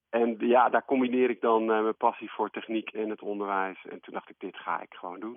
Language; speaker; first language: Dutch; native; Dutch